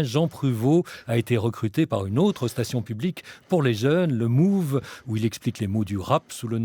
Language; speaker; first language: French; native; French